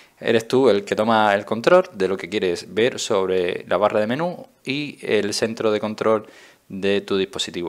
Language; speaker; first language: Spanish; native; Spanish